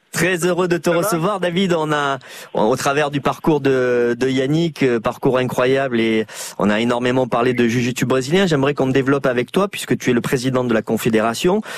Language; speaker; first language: French; native; French